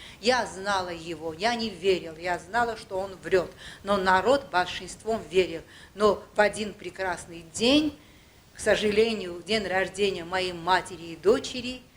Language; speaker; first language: Russian; non-native, local second language; Armenian